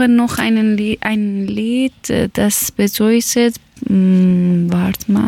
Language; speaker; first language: German; non-native, learner; Persian